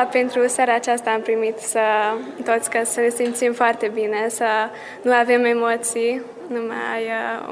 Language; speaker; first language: Romanian; early bilingual, heritage; Romanian